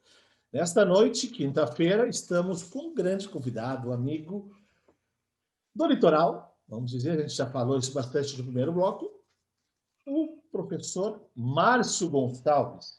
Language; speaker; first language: Portuguese; native; Portuguese